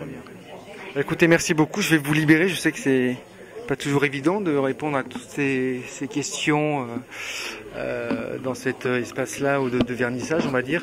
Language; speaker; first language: French; native; French